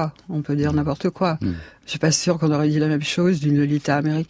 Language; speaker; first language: French; native; French